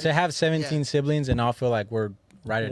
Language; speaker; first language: English; native; English